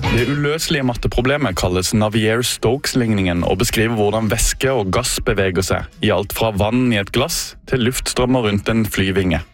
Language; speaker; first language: Norwegian; native; Norwegian